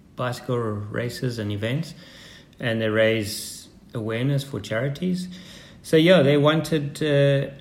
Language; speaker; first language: English; native; English